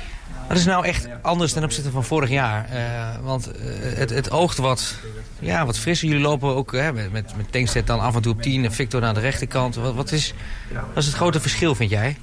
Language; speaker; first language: Dutch; native; Dutch